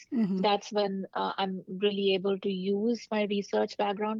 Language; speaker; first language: English; non-native, local second language; Hindi